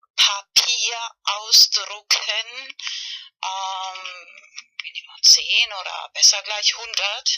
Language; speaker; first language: German; non-native, learner; Spanish